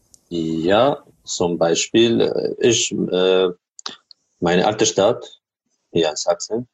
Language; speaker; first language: German; non-native, learner; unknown